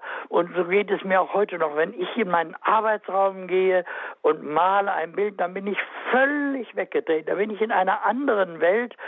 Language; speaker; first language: German; native; German